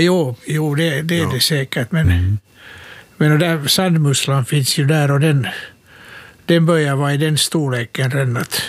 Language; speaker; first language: Swedish; native; Swedish